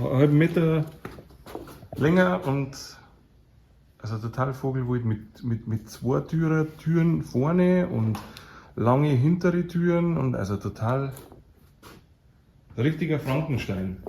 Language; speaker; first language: German; native; German